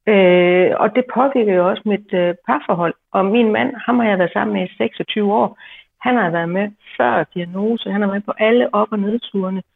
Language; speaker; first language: Danish; native; Danish